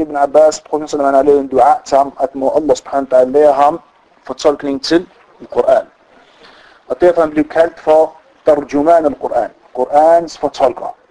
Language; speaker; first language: Danish; non-native, fluent; Arabic